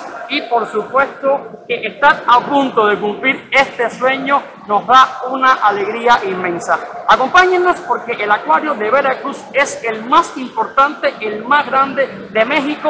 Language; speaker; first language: Spanish; native; Spanish